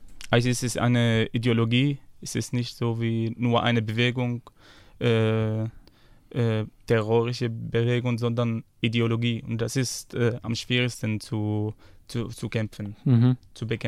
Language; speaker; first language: German; non-native, fluent; Arabic